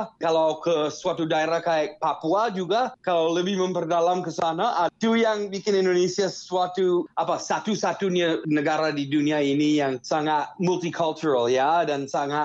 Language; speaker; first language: Indonesian; non-native, fluent; English